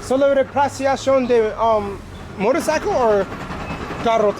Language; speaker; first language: Spanish; non-native, learner; English